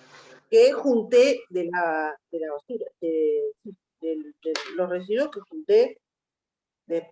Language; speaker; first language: Spanish; native; Spanish